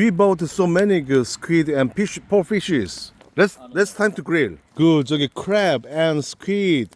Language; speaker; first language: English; non-native, learner; Korean